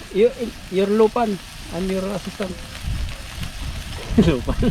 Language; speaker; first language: English; non-native, local second language; Filipino